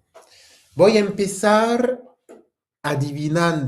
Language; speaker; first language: Spanish; non-native, fluent; French